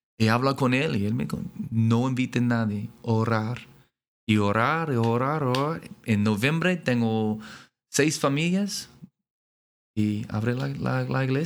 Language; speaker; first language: Spanish; non-native, learner; English